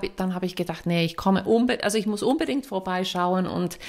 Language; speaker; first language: German; non-native, fluent; Finnish